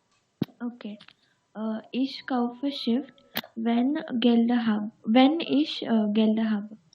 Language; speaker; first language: German; non-native, learner; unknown